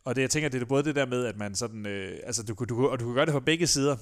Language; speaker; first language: Danish; native; Danish